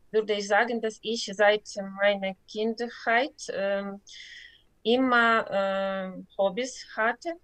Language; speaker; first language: German; non-native, learner; Ukrainian